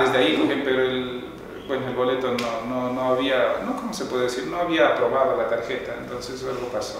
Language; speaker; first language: Spanish; native; Spanish